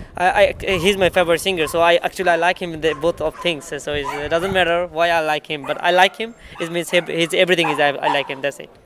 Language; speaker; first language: English; non-native, local second language; Bangla